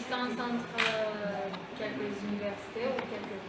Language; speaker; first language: French; non-native, fluent; Romanian